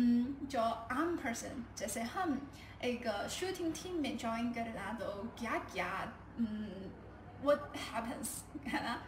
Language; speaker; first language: Hindi; non-native, learner; Chinese